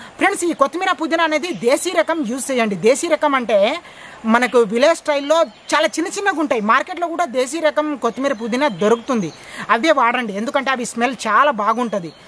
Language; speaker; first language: Telugu; non-native, local second language; Lambadi